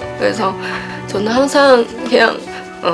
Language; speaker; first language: Korean; non-native, fluent; Chinese